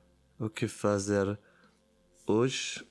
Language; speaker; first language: Portuguese; non-native, learner; Italian